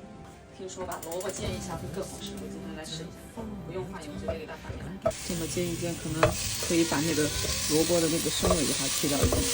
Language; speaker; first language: Chinese; native; Chinese